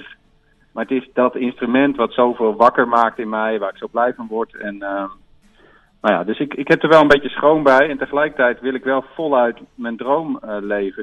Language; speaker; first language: Dutch; native; Dutch